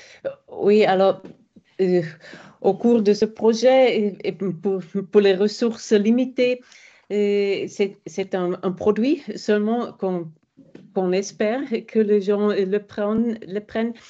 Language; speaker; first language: French; non-native, fluent; German